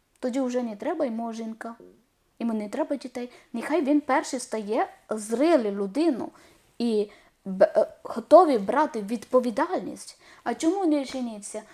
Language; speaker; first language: Ukrainian; non-native, learner; Malayalam